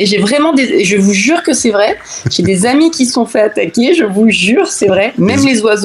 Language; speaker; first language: French; native; French